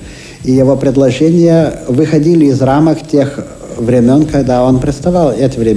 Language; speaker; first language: Russian; native; Russian